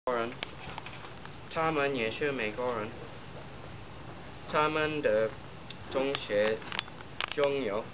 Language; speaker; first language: Chinese; non-native, learner; English